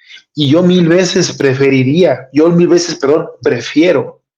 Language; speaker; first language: Spanish; native; Spanish